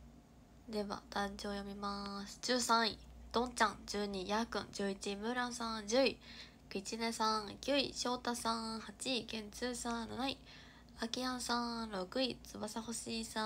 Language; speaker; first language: Japanese; native; Japanese